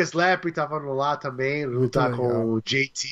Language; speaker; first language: Portuguese; non-native, learner; English